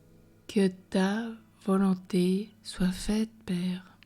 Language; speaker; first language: French; native; French